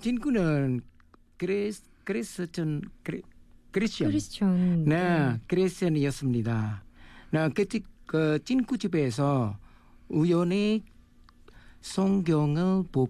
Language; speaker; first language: Korean; non-native, learner; Indonesian